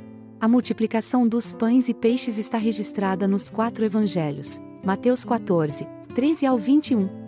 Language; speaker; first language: Portuguese; native; Portuguese